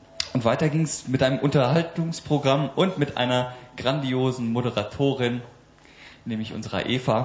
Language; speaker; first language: German; native; German